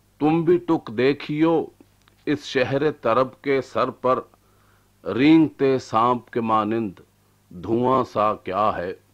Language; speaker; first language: Urdu; non-native, local second language; Punjabi